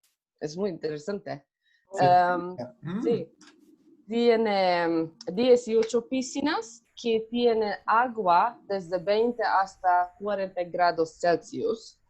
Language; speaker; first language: Spanish; non-native, learner; Hungarian